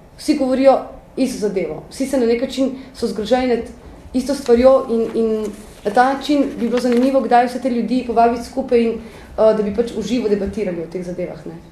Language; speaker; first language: Slovenian; native; Slovenian